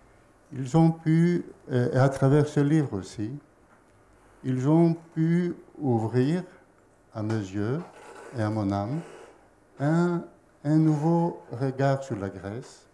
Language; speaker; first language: French; non-native, fluent; Greek